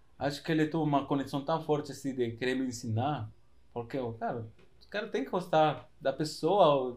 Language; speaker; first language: Portuguese; non-native, fluent; Spanish